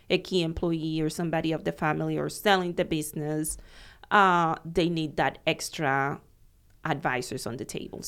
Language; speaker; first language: English; non-native, fluent; Spanish